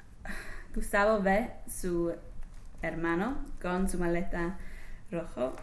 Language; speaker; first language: Spanish; non-native, learner; English